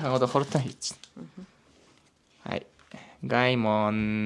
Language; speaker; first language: Mongolian; non-native, learner; Japanese